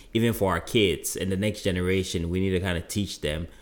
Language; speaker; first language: English; non-native, local second language; Akan